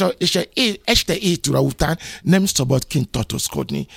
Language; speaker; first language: Hungarian; non-native, learner; Yoruba